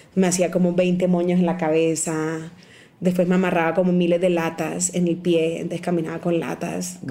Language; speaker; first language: Spanish; native; Spanish